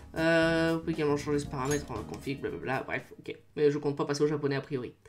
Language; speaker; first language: French; native; French